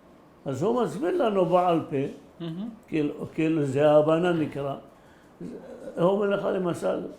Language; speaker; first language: Hebrew; early bilingual, other home language; Arabic